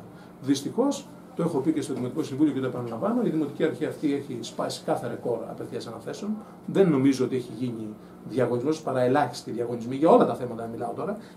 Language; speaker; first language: Greek; native; Greek